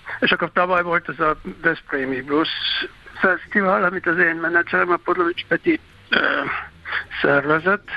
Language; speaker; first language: Hungarian; non-native, fluent; German